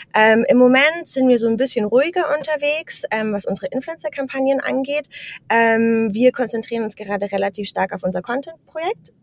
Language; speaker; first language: German; native; German